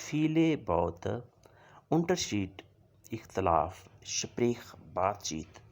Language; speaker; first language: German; non-native, fluent; Urdu